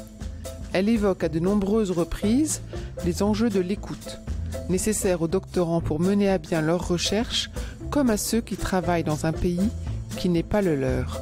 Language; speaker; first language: French; native; French